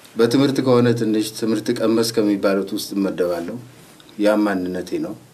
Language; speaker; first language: Amharic; non-native, local second language; Oromo